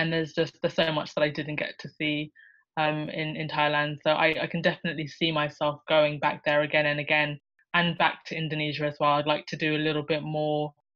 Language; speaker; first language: English; native; English